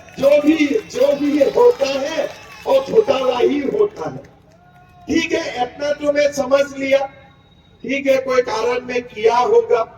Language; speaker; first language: Hindi; non-native, local second language; Assamese